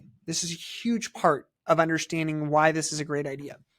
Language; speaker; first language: English; native; English